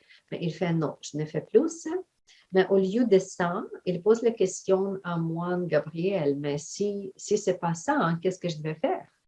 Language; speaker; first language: French; non-native, fluent; Ukrainian